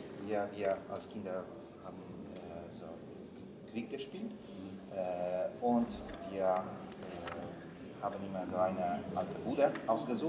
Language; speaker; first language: German; non-native, learner; Polish